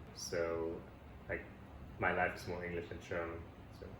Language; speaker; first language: English; non-native, fluent; German